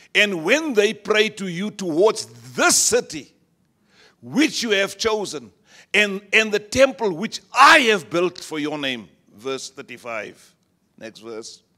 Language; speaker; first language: English; non-native, local second language; Afrikaans